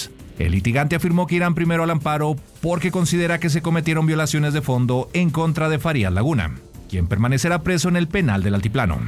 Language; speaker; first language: Spanish; native; Spanish